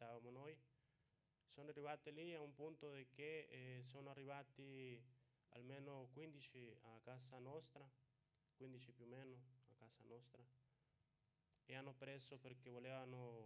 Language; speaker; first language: Italian; non-native, fluent; Spanish